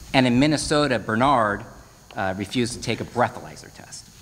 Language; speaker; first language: English; native; English